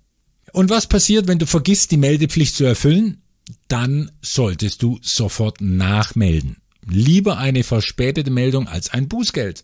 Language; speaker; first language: German; native; German